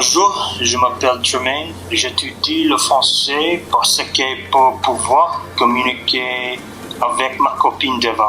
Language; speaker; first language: French; non-native, learner; English